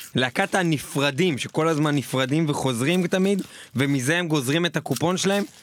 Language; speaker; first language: Hebrew; native; Hebrew